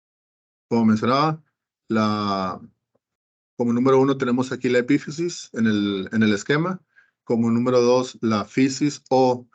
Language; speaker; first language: Spanish; native; Spanish